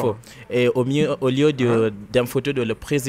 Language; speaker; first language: French; non-native, learner; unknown